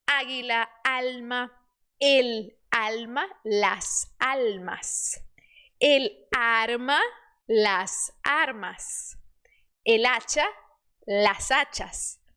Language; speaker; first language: Spanish; non-native, fluent; Portuguese